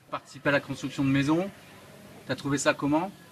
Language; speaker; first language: French; native; French